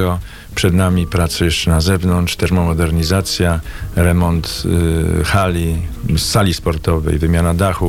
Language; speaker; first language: Polish; native; Polish